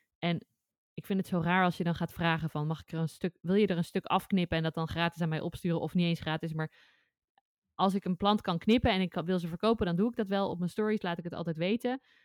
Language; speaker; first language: Dutch; native; Dutch